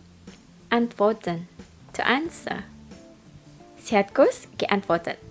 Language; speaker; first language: German; non-native, fluent; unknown